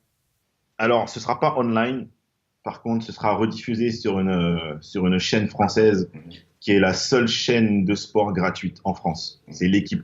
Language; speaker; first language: French; native; French